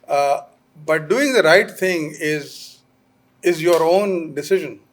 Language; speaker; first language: English; non-native, local second language; Urdu